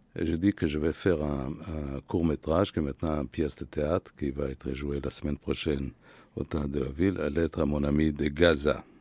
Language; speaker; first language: French; non-native, fluent; Hebrew